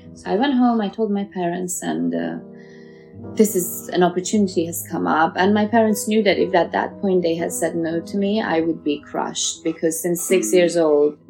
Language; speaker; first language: English; non-native, local second language; Persian